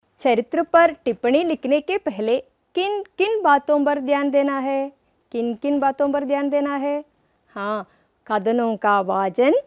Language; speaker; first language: Hindi; non-native, local second language; Malayalam